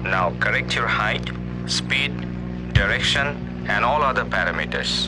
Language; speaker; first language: English; non-native, local second language; Bangla